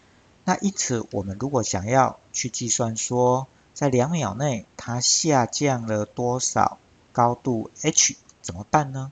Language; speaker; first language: Chinese; native; Chinese